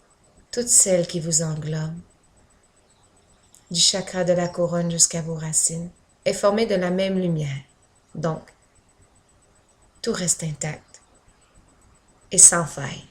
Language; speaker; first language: French; native; French